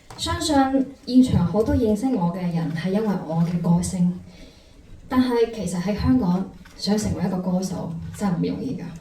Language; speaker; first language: Cantonese; non-native, fluent; Chinese